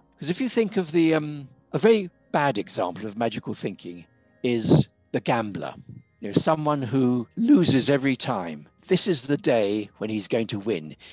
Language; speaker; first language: English; native; English